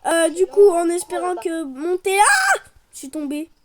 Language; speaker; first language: French; native; French